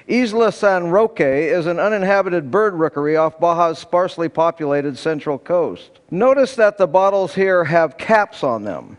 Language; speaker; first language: English; native; English